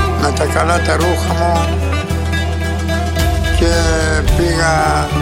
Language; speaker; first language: Greek; non-native, local second language; Ladino